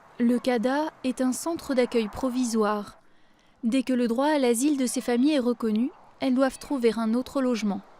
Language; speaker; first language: French; native; French